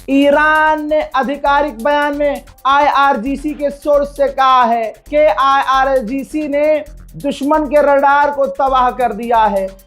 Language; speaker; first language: Hindi; native; Hindi